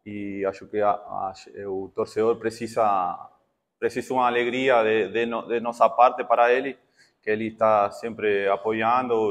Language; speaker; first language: Portuguese; non-native, fluent; Spanish